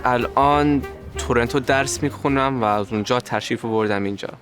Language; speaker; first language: Persian; non-native, fluent; English